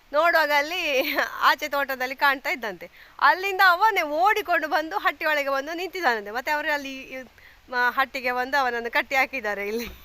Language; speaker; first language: Kannada; non-native, local second language; Tulu